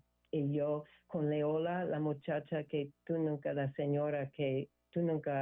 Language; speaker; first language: Spanish; non-native, learner; English